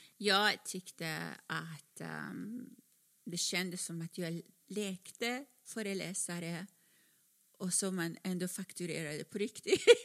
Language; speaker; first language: Swedish; non-native, fluent; Persian